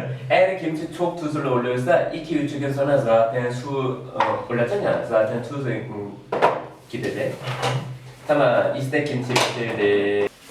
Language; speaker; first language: Turkish; non-native, fluent; Korean